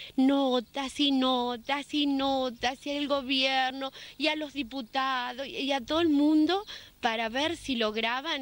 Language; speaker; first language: Spanish; native; Spanish